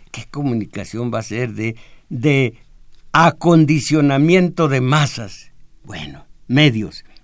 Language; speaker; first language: Spanish; native; Spanish